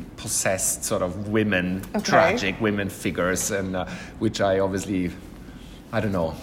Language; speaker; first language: English; non-native, fluent; German